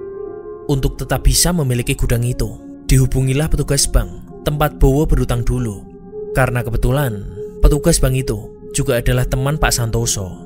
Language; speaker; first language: Indonesian; native; Indonesian